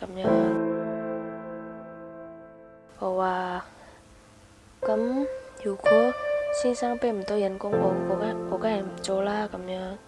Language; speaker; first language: Cantonese; non-native, fluent; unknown